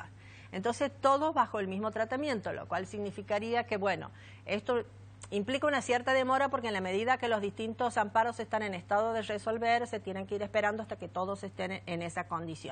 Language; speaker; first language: Spanish; native; Spanish